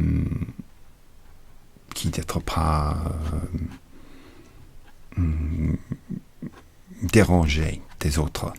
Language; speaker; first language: French; non-native, learner; English